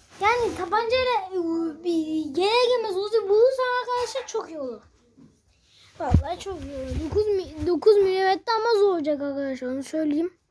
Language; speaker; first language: Turkish; native; Turkish